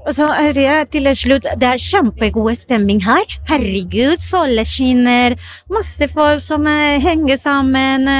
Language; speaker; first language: Norwegian; non-native, fluent; Spanish